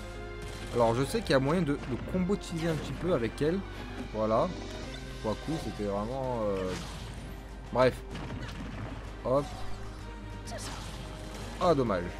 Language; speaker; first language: French; native; French